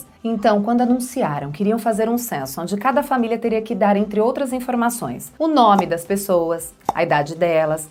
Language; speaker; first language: Portuguese; native; Portuguese